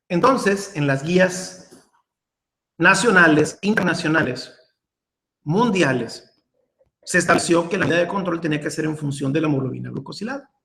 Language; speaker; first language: Spanish; native; Spanish